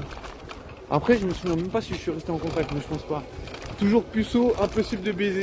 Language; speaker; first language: French; native; French